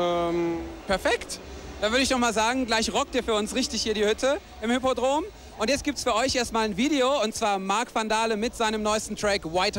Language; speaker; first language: German; native; German